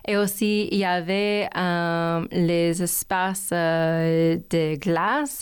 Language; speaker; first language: French; non-native, learner; English